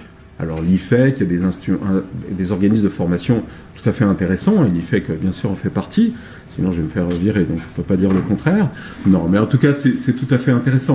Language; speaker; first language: French; native; French